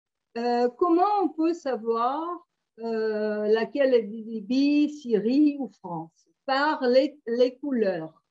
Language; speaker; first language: French; non-native, fluent; Portuguese